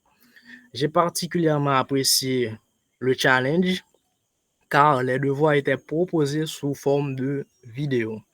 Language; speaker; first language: French; non-native, local second language; Haitian Creole